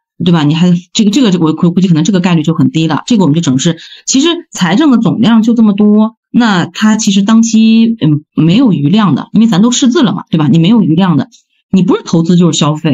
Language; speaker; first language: Chinese; native; Chinese